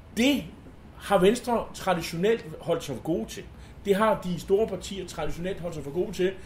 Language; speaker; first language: Danish; native; Danish